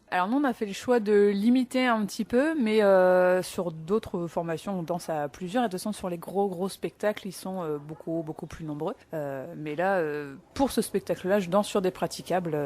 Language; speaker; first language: French; native; French